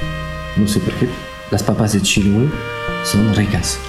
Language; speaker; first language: Spanish; non-native, fluent; French